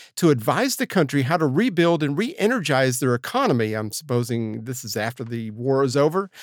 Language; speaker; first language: English; native; English